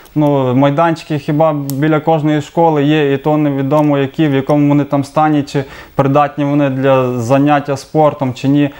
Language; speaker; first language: Ukrainian; native; Ukrainian